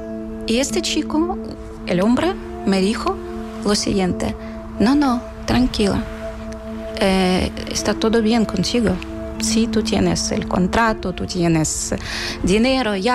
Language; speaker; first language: Spanish; non-native, fluent; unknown